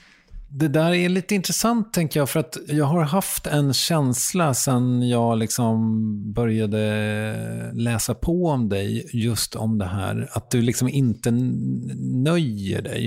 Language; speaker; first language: Swedish; native; Swedish